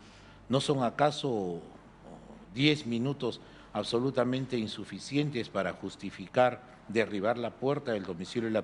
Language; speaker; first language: Spanish; native; Spanish